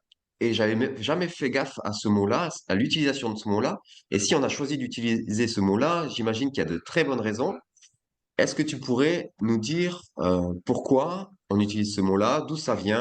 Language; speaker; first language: French; native; French